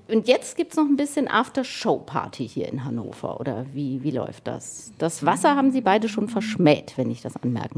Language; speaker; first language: German; native; German